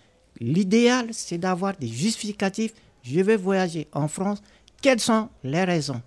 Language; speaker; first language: French; non-native, local second language; Sango